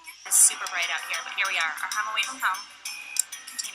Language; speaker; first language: English; native; English